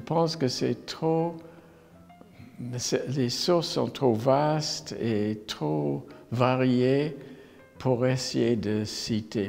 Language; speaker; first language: French; non-native, fluent; English